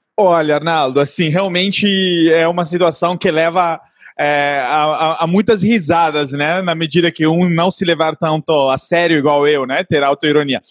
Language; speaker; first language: Portuguese; non-native, fluent; Italian